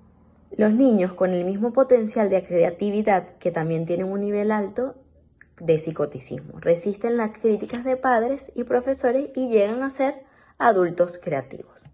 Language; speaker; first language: Spanish; native; Spanish